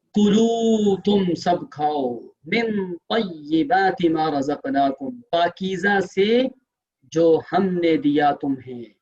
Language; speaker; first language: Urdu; native; Urdu